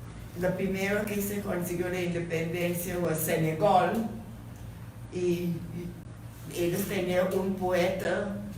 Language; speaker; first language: Spanish; non-native, fluent; English